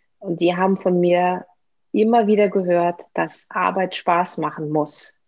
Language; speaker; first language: German; native; German